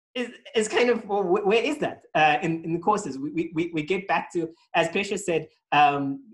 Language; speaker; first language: English; native; English